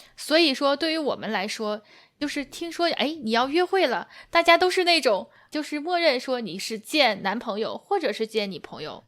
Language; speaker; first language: Chinese; native; Chinese